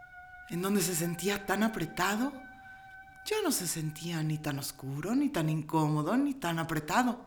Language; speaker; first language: Spanish; native; Spanish